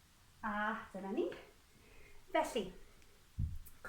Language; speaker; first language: Welsh; native; Welsh